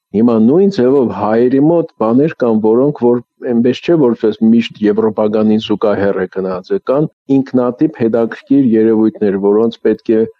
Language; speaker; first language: Armenian; early bilingual, heritage; Armenian